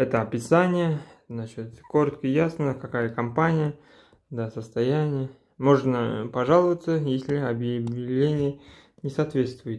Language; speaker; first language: Russian; non-native, local second language; Kazakh